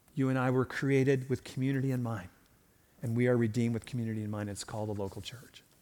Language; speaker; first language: English; early bilingual, other home language; Swedish